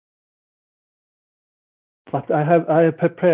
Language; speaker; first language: English; non-native, fluent; Swedish